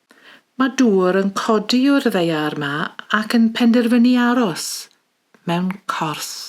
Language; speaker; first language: Welsh; native; Welsh